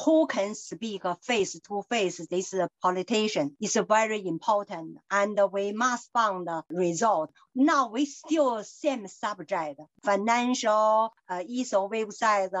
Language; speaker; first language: English; non-native, learner; Chinese